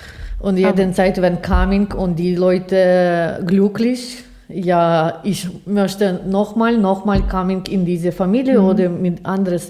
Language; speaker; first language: German; non-native, learner; Ukrainian